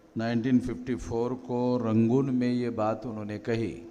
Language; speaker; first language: Hindi; non-native, local second language; Marathi